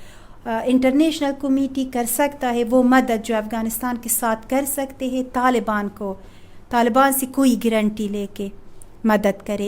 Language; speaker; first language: Hindi; non-native, fluent; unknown